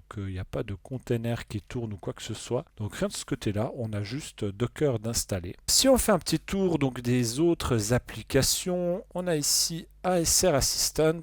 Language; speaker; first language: French; native; French